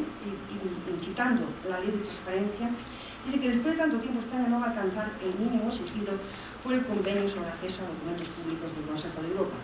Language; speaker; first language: Spanish; native; Spanish